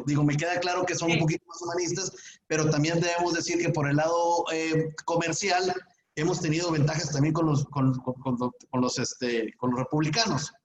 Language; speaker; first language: Spanish; native; Spanish